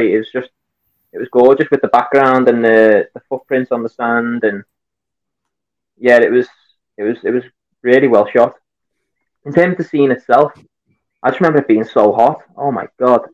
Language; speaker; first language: English; native; English